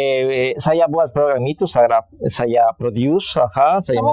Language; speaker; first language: Indonesian; non-native, fluent; Spanish